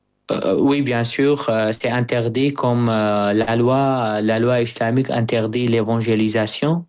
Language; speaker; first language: French; non-native, fluent; Arabic